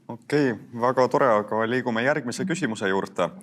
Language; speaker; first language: Estonian; native; Estonian